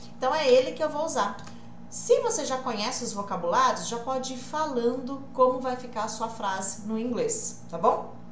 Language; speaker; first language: Portuguese; native; Portuguese